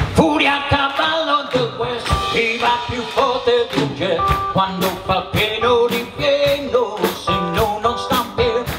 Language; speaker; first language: Italian; non-native, fluent; English